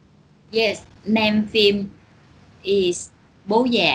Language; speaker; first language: English; non-native, learner; Vietnamese